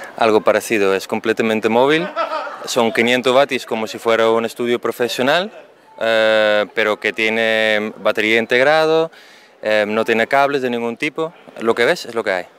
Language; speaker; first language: Spanish; non-native, fluent; Dutch